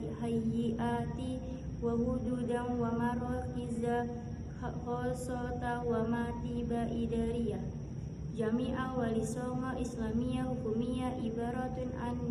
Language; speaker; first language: Arabic; non-native, learner; Indonesian